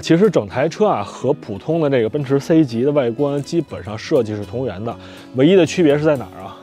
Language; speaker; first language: Chinese; native; Chinese